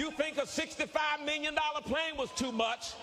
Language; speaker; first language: English; native; English